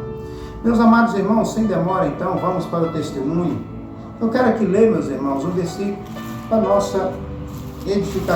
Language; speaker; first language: Portuguese; native; Portuguese